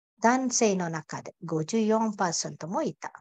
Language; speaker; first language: Japanese; non-native, fluent; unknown